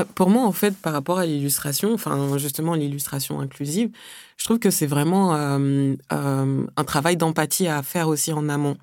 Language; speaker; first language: French; early bilingual, other home language; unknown